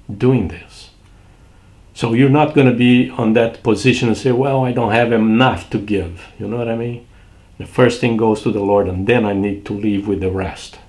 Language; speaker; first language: English; non-native, fluent; Portuguese